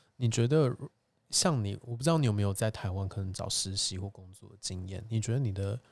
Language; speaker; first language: Chinese; non-native, fluent; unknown